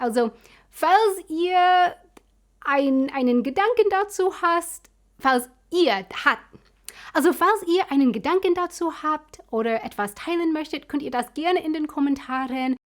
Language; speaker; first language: German; non-native, fluent; English